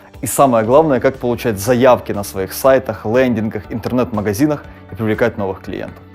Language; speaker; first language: Russian; native; Russian